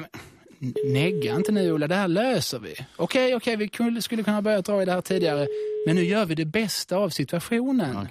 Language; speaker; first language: Swedish; native; Swedish